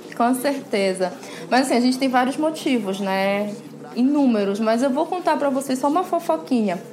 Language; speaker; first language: Portuguese; native; Portuguese